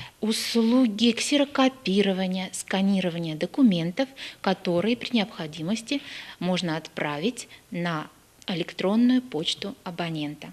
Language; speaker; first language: Russian; native; Russian